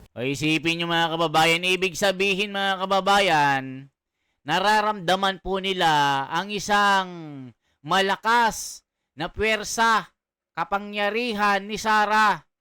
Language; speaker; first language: Filipino; non-native, local second language; Iloko